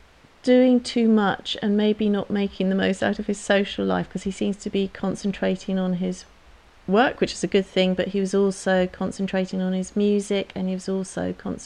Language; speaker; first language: English; native; English